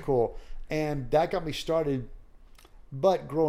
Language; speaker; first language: English; native; English